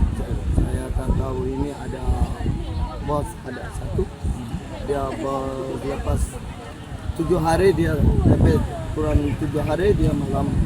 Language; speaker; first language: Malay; non-native, learner; Rohingya